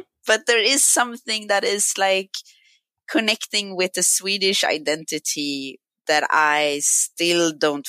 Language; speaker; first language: English; non-native, fluent; Swedish